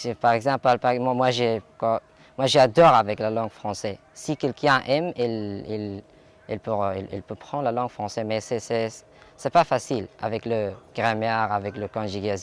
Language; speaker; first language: French; non-native, learner; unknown